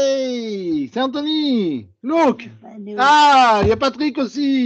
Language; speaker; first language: French; native; French